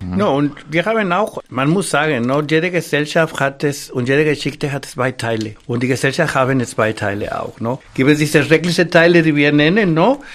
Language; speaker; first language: German; non-native, fluent; Spanish